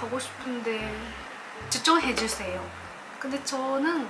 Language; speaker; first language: Korean; non-native, learner; Japanese